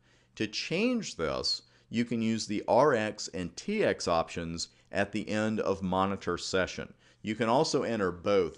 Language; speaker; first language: English; native; English